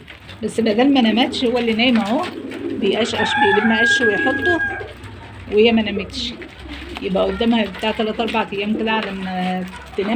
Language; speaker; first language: Arabic; native; Arabic